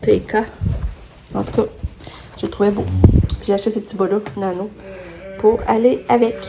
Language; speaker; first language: French; native; French